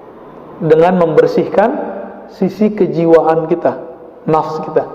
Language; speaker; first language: Indonesian; native; Indonesian